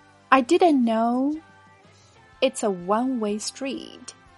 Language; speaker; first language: English; non-native, fluent; Chinese